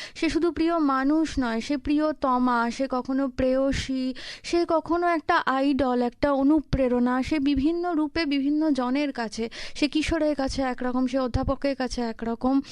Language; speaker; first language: Bangla; native; Bangla